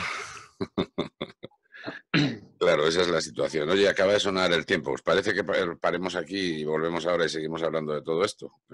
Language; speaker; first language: Spanish; native; Spanish